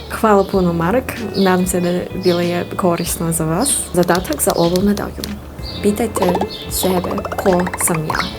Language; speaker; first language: Serbian; non-native, learner; English